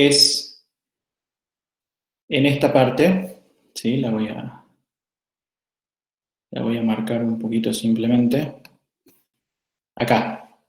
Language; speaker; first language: Spanish; native; Spanish